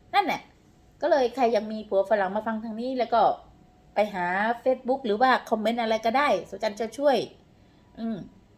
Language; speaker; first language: Thai; non-native, local second language; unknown